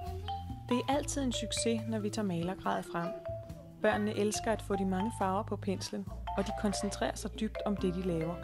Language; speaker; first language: Danish; native; Danish